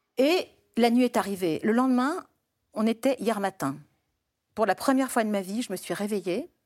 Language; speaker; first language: French; early bilingual, other home language; Arabic